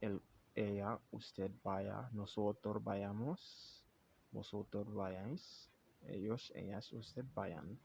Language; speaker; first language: Spanish; non-native, fluent; English